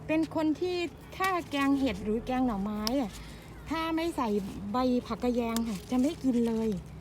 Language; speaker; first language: Thai; native; Thai